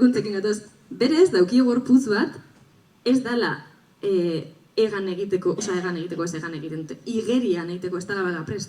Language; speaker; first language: Basque; native; Basque